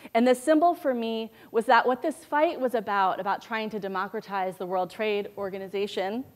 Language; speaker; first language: English; native; English